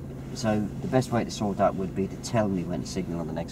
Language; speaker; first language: English; native; English